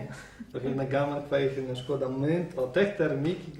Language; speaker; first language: Icelandic; non-native, learner; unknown